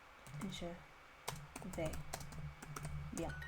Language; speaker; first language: French; non-native, learner; English